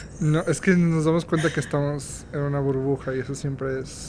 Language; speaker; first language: Spanish; native; Spanish